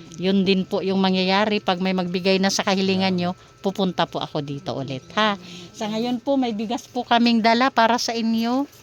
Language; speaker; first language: Filipino; non-native, local second language; Waray